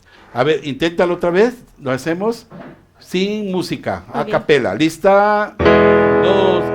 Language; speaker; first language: Spanish; native; Spanish